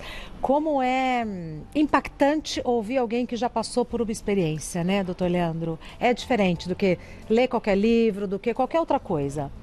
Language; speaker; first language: Portuguese; native; Portuguese